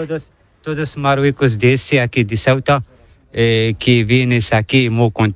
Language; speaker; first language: Spanish; non-native, learner; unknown